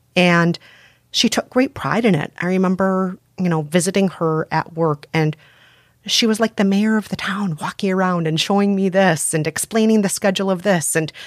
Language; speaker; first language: English; native; English